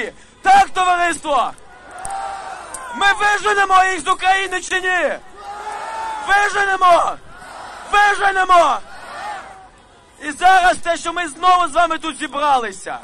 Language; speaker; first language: Ukrainian; native; Ukrainian